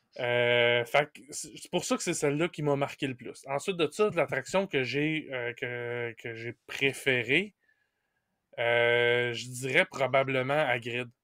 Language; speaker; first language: French; native; French